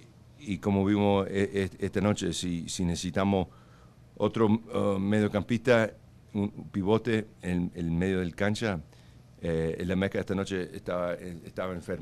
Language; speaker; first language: Spanish; early bilingual, heritage; Spanish